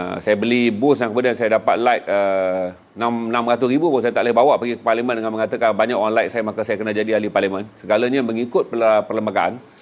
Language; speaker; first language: Malay; native; Malay